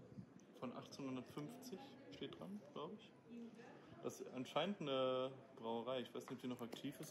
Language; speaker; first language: German; native; German